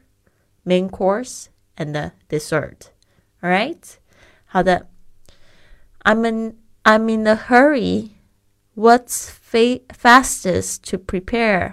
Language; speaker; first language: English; non-native, fluent; Chinese